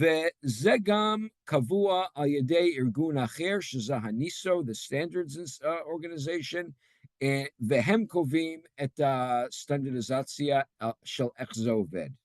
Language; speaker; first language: Hebrew; non-native, fluent; English